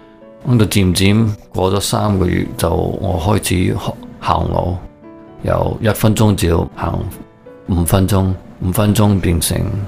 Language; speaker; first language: Cantonese; early bilingual, heritage; Cantonese